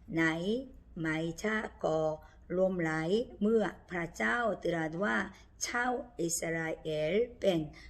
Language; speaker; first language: Thai; non-native, learner; Korean